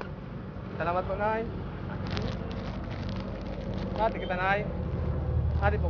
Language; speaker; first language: Filipino; non-native, local second language; Bikol